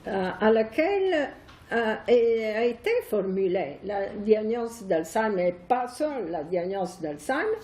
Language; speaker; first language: French; non-native, fluent; Italian